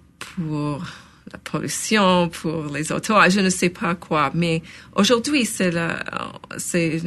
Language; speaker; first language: French; non-native, local second language; English